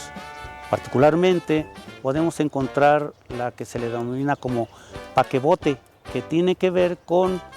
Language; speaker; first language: Spanish; native; Spanish